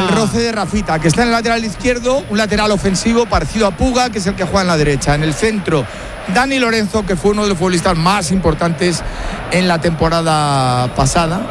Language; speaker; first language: Spanish; native; Spanish